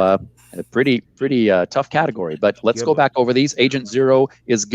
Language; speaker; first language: English; native; English